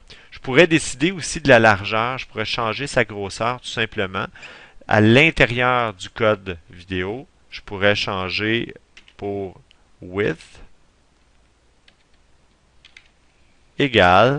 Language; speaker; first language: French; native; French